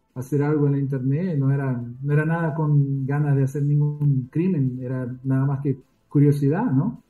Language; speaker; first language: Spanish; early bilingual, heritage; Spanish